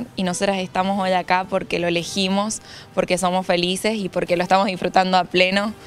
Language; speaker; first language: Spanish; native; Spanish